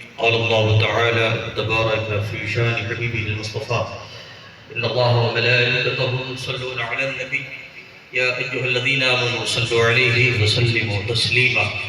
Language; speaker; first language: Urdu; native; Urdu